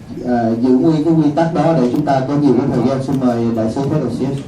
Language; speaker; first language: Vietnamese; native; Vietnamese